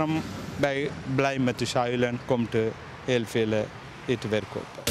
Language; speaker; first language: Dutch; non-native, learner; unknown